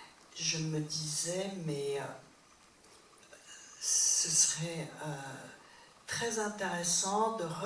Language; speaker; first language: French; non-native, fluent; Czech